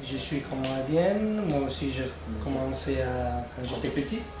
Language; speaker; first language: French; non-native, fluent; Italian